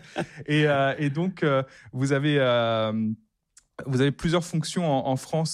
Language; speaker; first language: French; native; French